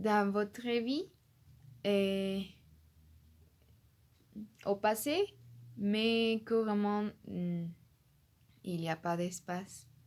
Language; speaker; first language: French; non-native, learner; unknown